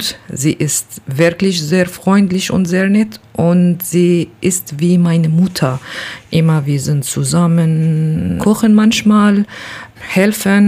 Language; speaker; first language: German; non-native, learner; Kurdish